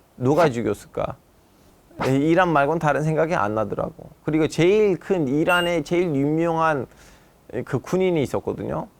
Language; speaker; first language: Korean; non-native, fluent; Turkish